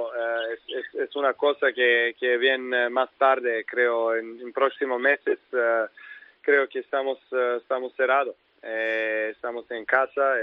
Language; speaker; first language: Spanish; non-native, learner; Serbian